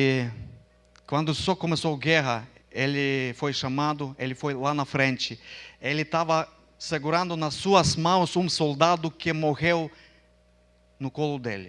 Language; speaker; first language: Portuguese; non-native, fluent; Ukrainian